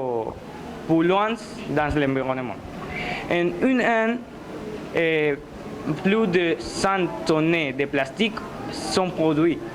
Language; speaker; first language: French; non-native, learner; Spanish